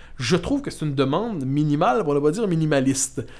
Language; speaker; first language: French; native; French